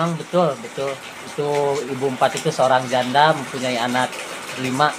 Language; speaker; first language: Indonesian; non-native, local second language; Sundanese